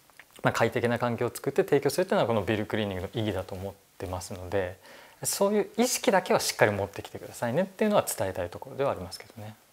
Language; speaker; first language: Japanese; native; Japanese